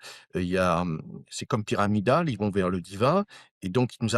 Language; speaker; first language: French; native; French